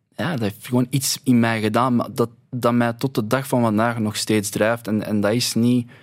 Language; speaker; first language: Dutch; early bilingual, other home language; Arabic